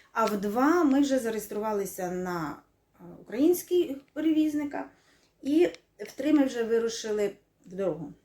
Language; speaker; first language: Ukrainian; non-native, local second language; Russian